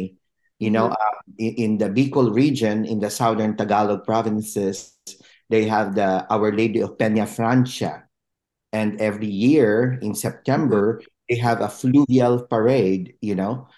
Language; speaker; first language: English; non-native, local second language; Filipino